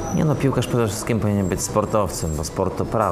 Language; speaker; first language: Polish; non-native, learner; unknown